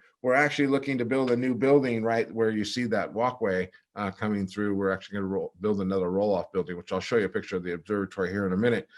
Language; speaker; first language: English; native; English